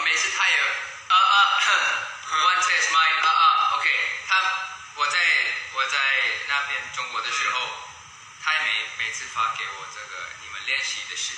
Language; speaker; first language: Chinese; non-native, learner; Thai